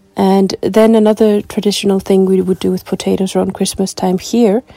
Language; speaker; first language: English; non-native, fluent; Icelandic